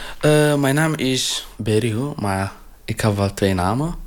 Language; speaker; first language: Dutch; non-native, learner; Tigrinya